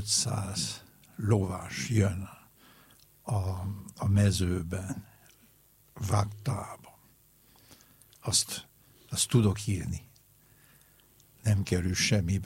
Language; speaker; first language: Hungarian; non-native, learner; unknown